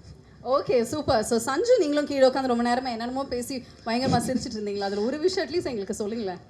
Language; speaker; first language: Tamil; native; Tamil